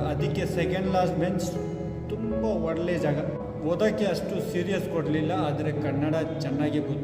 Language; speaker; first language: Kannada; non-native, fluent; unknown